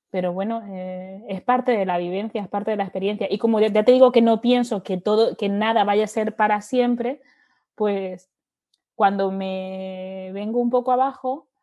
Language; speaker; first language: Spanish; native; Spanish